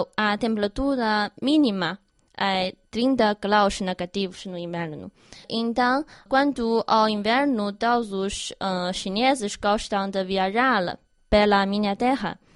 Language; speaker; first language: Portuguese; non-native, learner; Chinese